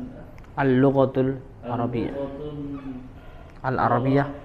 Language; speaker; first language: Arabic; non-native, fluent; Indonesian